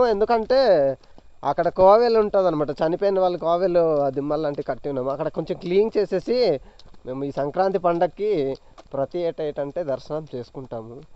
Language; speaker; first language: Telugu; non-native, local second language; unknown